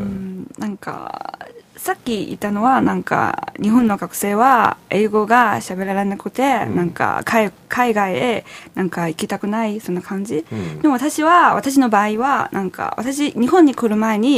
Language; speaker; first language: Japanese; non-native, fluent; Chinese